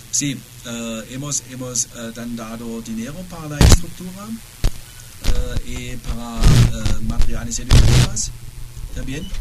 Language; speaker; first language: Spanish; non-native, learner; German